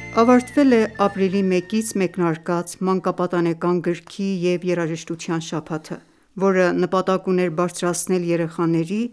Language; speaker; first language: Armenian; native; Armenian